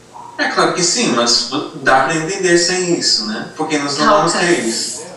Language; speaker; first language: Portuguese; non-native, fluent; English